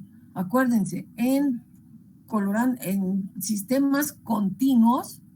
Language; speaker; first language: Spanish; native; Spanish